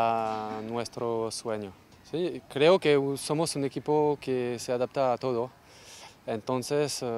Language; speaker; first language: Spanish; non-native, learner; French